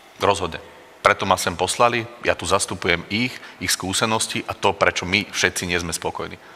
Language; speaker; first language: Slovak; native; Slovak